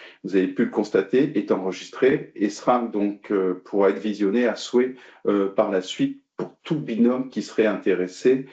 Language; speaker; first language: French; native; French